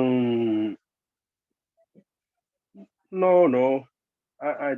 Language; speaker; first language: English; non-native, learner; Portuguese